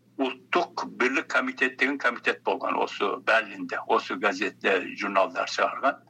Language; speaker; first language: Kazakh; early bilingual, heritage; Kazakh